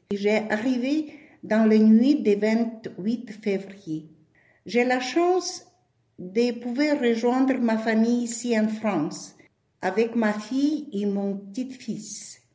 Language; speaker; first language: French; non-native, learner; Ukrainian